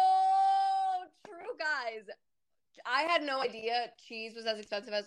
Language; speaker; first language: English; native; English